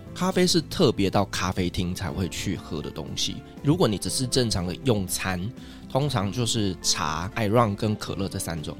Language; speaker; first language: Chinese; native; Chinese